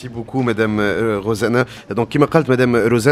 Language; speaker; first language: French; non-native, local second language; Arabic